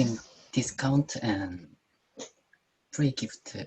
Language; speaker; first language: English; non-native, learner; Korean